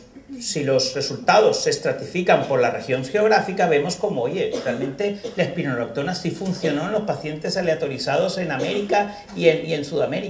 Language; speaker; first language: Spanish; native; Spanish